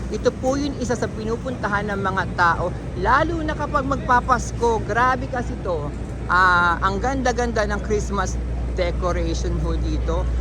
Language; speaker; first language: Filipino; native; Filipino